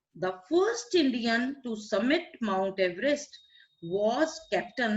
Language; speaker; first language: English; non-native, local second language; Punjabi